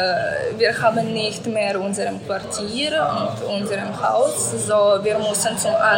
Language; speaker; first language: German; non-native, learner; Ukrainian